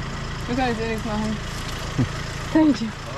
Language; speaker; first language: German; native; German